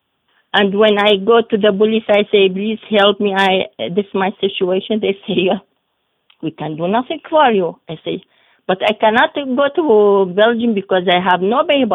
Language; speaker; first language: English; non-native, learner; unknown